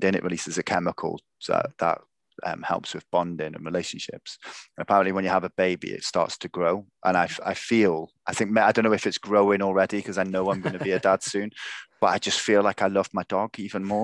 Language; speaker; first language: English; native; English